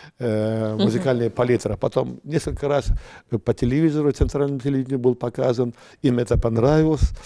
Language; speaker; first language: Russian; non-native, local second language; Uzbek